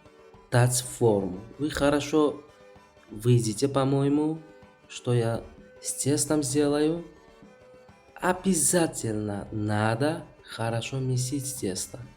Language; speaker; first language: Russian; non-native, fluent; Georgian